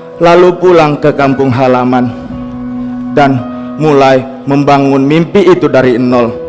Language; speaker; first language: Indonesian; native; Indonesian